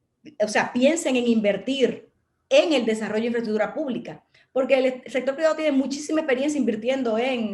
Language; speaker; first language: Spanish; native; Spanish